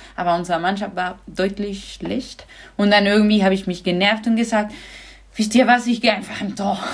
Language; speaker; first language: German; non-native, fluent; Spanish